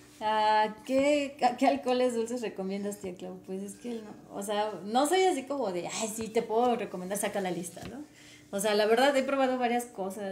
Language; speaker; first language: Spanish; native; Spanish